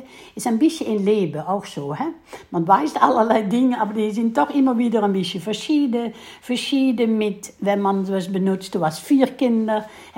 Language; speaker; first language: German; non-native, fluent; Dutch